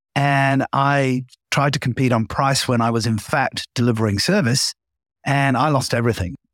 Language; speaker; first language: English; native; English